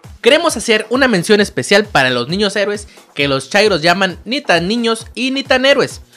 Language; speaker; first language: Spanish; native; Spanish